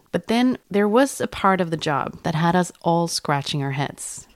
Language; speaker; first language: English; non-native, fluent; Swedish